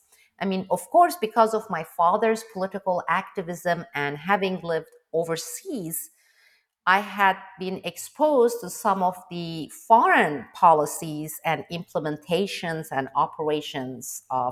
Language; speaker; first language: English; non-native, fluent; Turkish